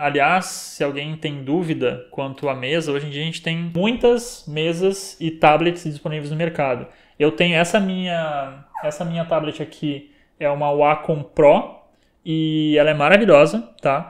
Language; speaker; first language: Portuguese; native; Portuguese